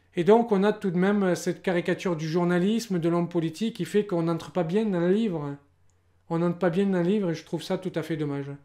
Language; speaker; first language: French; native; French